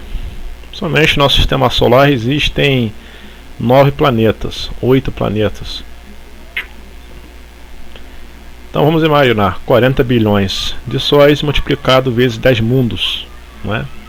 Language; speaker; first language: Portuguese; native; Portuguese